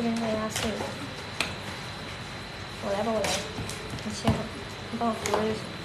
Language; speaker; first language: Chinese; native; Chinese